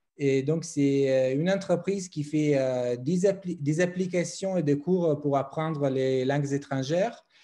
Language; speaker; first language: French; non-native, fluent; Italian